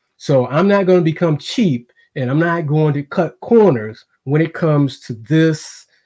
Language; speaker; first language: English; native; English